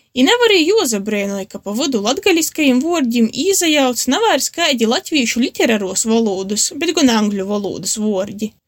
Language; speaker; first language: Latvian; native; Latvian